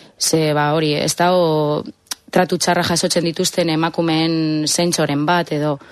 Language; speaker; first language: Basque; native; Basque